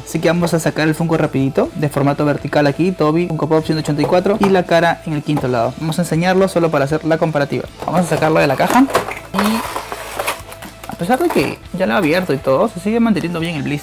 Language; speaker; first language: Spanish; native; Spanish